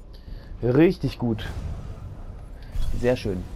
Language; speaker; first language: German; native; German